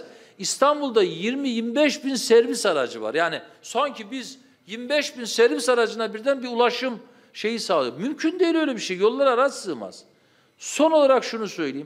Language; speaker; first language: Turkish; native; Turkish